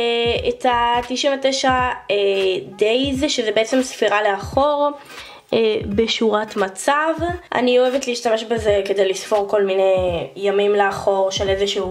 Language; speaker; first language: Hebrew; native; Hebrew